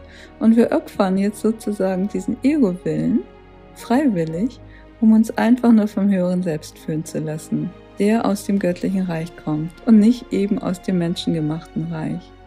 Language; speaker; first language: German; native; German